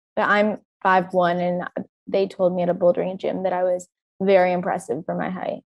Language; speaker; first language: English; native; English